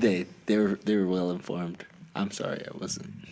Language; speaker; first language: English; native; English